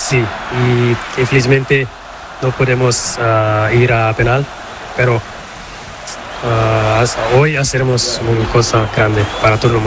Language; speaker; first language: Spanish; non-native, learner; Portuguese